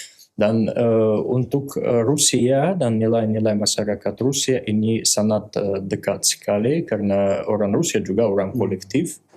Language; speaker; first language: Indonesian; non-native, fluent; Russian